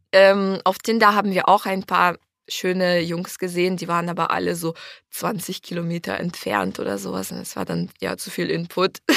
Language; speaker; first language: German; non-native, fluent; Ukrainian